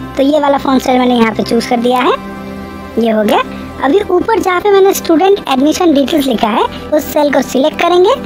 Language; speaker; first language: Urdu; native; Urdu